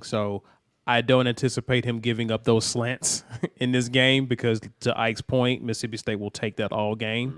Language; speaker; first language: English; native; English